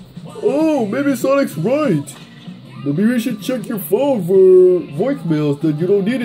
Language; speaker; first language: English; native; English